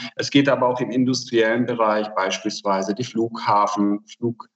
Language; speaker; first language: German; non-native, fluent; Hungarian